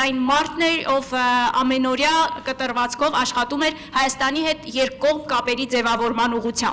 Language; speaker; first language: Armenian; native; Armenian